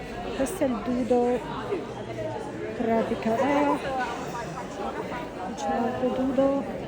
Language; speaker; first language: Italian; native; Italian